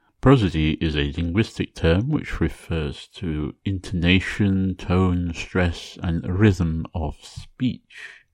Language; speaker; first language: English; native; English